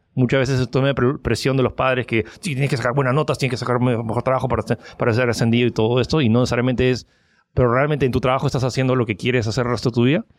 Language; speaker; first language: Spanish; early bilingual, other home language; French